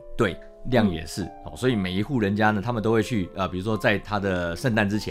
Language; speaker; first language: Chinese; native; Chinese